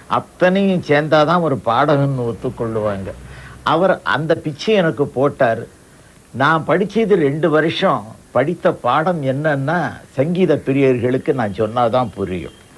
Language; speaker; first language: Tamil; non-native, local second language; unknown